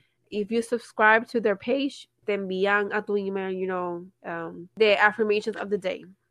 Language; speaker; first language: English; non-native, local second language; Spanish